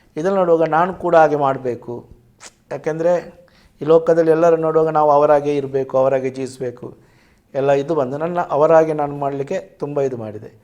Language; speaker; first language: Kannada; non-native, local second language; Tulu